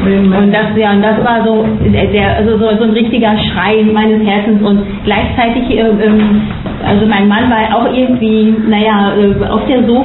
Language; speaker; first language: German; non-native, fluent; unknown